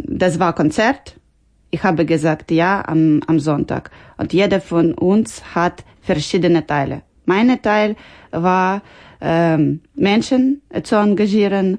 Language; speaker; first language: German; non-native, learner; Ukrainian